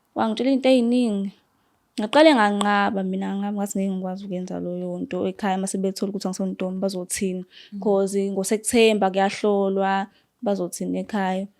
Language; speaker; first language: Zulu; native; Zulu